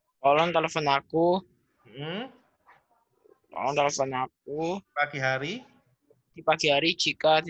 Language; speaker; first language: Indonesian; non-native, learner; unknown